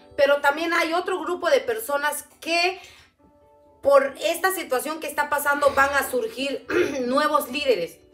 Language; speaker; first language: Spanish; non-native, local second language; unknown